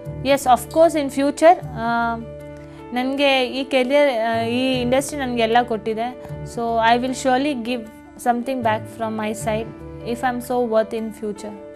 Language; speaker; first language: Kannada; non-native, local second language; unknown